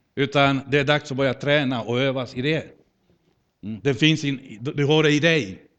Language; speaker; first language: Swedish; non-native, fluent; Spanish